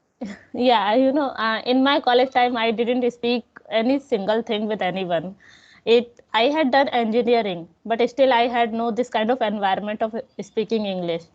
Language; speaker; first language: English; non-native, local second language; Hindi